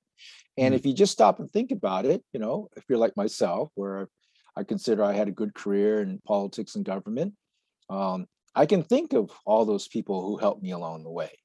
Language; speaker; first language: English; native; English